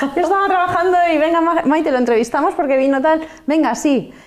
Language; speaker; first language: Spanish; non-native, local second language; Catalan